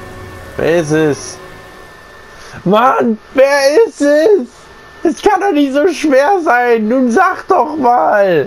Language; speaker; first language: German; native; German